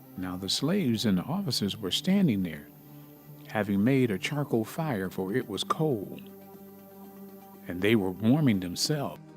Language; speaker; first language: English; native; English